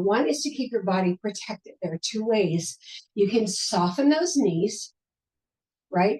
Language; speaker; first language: English; native; English